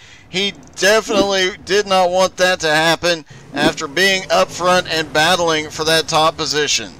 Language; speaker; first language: English; native; English